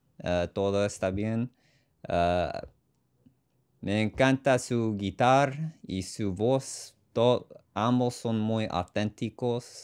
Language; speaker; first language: Spanish; non-native, learner; English